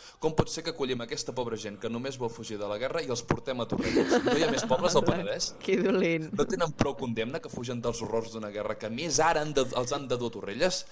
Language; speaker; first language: Catalan; native; Catalan